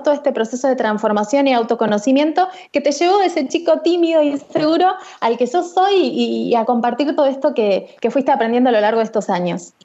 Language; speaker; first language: Spanish; native; Spanish